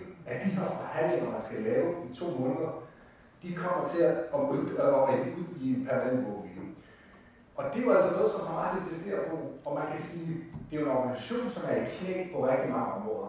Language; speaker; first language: Danish; native; Danish